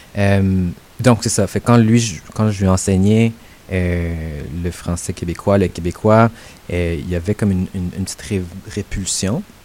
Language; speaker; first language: French; native; French